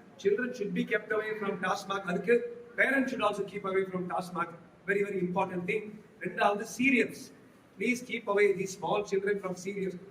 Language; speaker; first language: English; non-native, local second language; Tamil